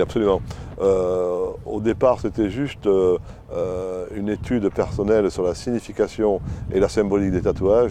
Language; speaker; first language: French; native; French